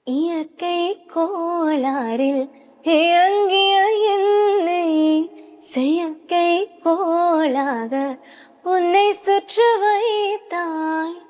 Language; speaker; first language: Tamil; early bilingual, heritage; Tamil